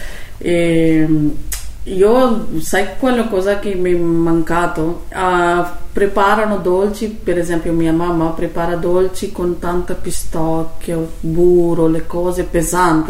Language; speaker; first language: Italian; non-native, learner; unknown